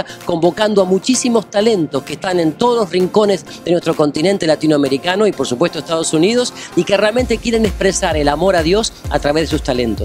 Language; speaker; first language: Spanish; native; Spanish